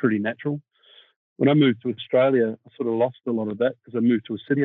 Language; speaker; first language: English; native; English